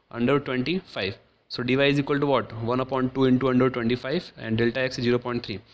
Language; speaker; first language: English; non-native, local second language; Hindi